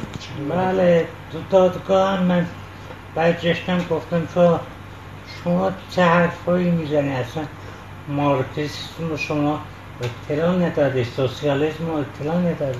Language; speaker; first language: Persian; non-native, local second language; Central Kurdish